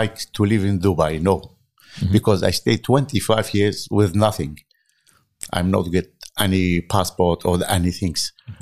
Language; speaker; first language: English; non-native, learner; Arabic